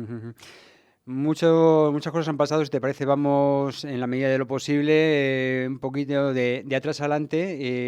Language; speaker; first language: Spanish; native; Spanish